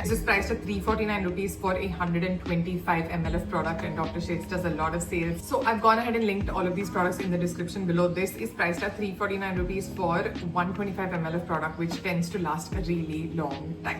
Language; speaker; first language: English; native; English